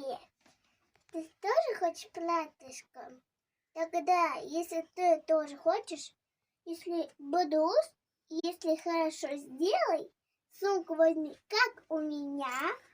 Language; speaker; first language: Russian; non-native, learner; Tajik